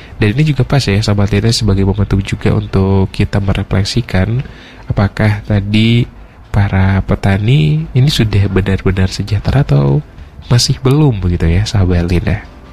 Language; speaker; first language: Indonesian; native; Indonesian